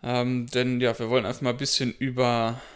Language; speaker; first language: German; native; German